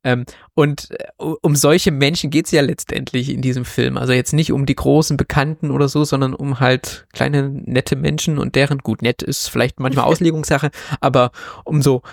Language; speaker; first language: German; native; German